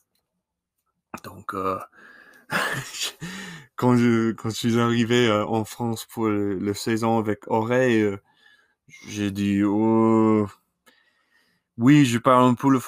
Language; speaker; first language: French; non-native, learner; English